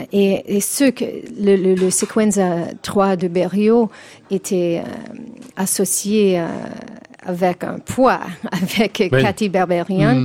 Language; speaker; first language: French; non-native, fluent; English